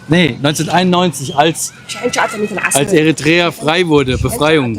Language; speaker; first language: German; native; German